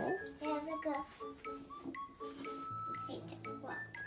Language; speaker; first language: Chinese; early bilingual, heritage; Chinese